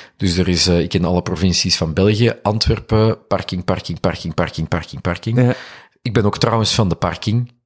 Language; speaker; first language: Dutch; native; Dutch